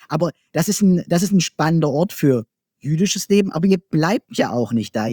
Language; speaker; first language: German; native; German